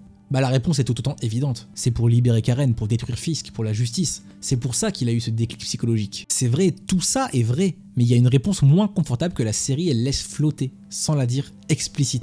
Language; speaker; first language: French; native; French